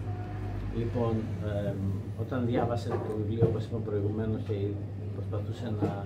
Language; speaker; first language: Greek; native; Greek